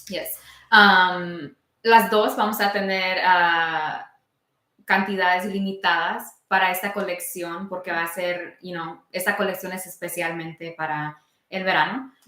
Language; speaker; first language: Spanish; early bilingual, heritage; Spanish